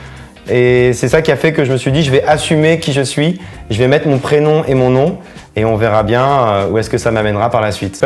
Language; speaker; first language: French; native; French